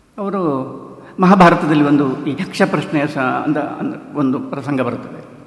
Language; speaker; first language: Kannada; non-native, local second language; Tulu